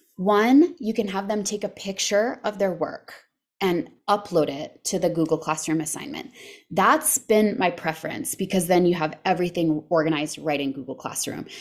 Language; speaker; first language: English; native; English